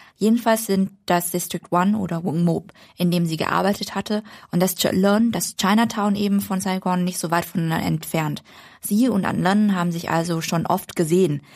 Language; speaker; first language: German; early bilingual, other home language; Vietnamese